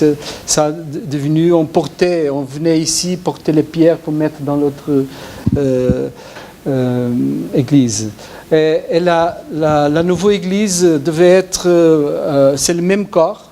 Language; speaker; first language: French; non-native, fluent; Portuguese